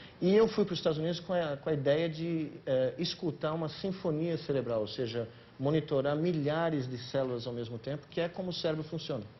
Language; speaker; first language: Portuguese; native; Portuguese